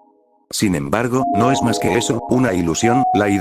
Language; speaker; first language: Spanish; native; Spanish